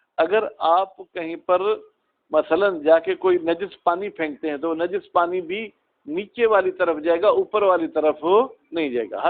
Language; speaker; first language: Urdu; non-native, local second language; Sindhi